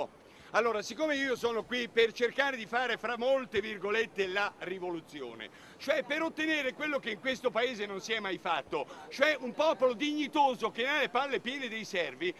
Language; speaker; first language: Italian; native; Italian